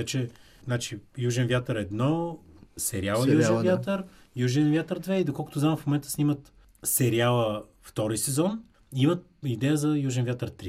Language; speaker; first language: Bulgarian; native; Bulgarian